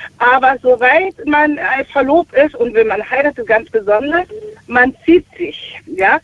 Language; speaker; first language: German; non-native, fluent; Spanish